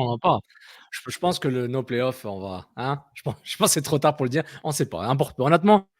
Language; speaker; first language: French; native; French